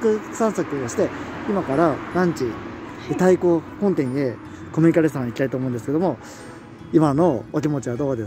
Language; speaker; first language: Japanese; native; Japanese